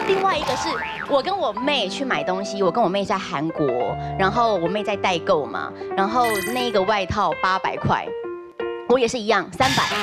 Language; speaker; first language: Chinese; native; Chinese